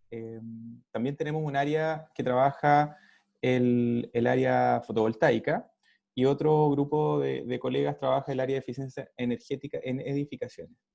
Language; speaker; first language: Spanish; native; Spanish